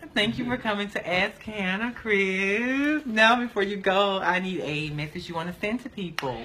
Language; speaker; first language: English; native; English